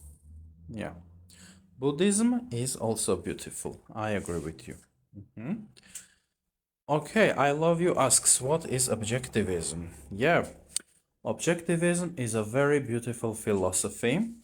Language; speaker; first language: English; non-native, fluent; Armenian